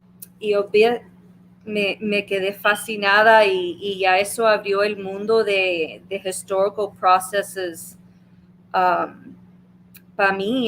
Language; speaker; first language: Spanish; early bilingual, heritage; Spanish